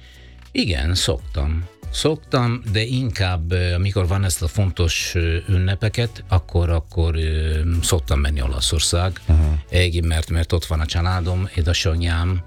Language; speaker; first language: Hungarian; non-native, fluent; Italian